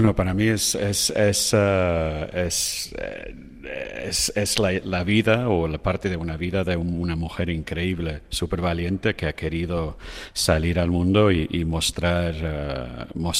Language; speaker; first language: Spanish; non-native, fluent; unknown